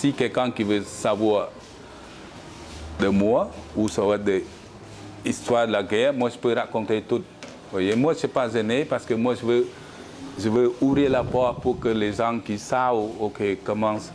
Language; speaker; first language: French; non-native, learner; Khmer